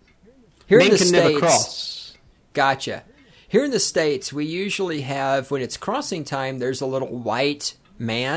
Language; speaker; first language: English; native; English